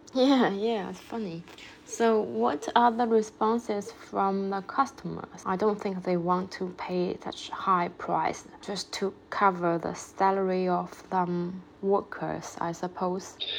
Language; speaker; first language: English; non-native, fluent; Chinese